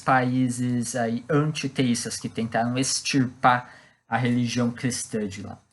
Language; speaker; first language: Portuguese; native; Portuguese